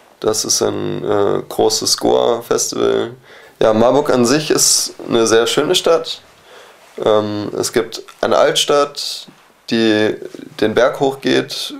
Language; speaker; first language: German; native; German